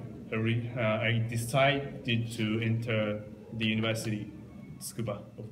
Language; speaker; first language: English; non-native, learner; Japanese